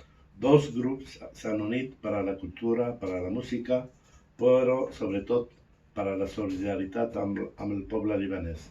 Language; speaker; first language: Catalan; non-native, fluent; Arabic